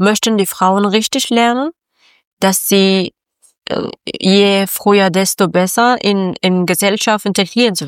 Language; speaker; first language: German; non-native, learner; Persian